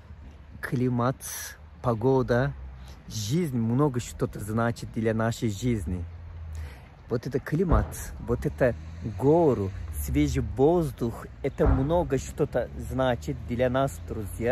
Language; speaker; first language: Russian; non-native, fluent; Turkish